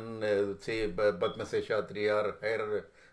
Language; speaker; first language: English; non-native, local second language; Tamil